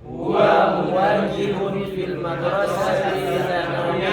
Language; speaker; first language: Arabic; non-native, learner; Indonesian